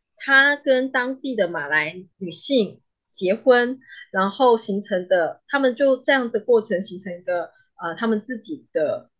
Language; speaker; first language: Chinese; native; Chinese